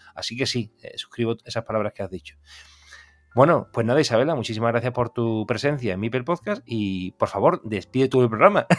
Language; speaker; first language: Spanish; native; Spanish